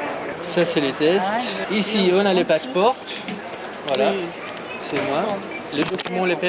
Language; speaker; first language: French; non-native, fluent; Italian